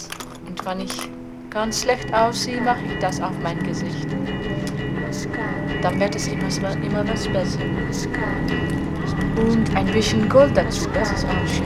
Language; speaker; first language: German; non-native, learner; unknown